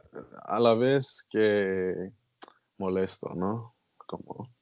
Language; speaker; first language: Spanish; non-native, learner; English